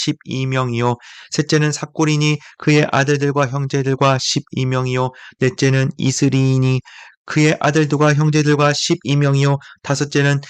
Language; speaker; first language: Korean; native; Korean